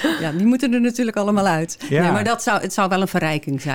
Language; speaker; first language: Dutch; native; Dutch